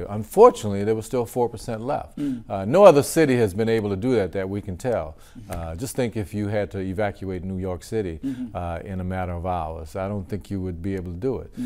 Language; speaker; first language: English; native; English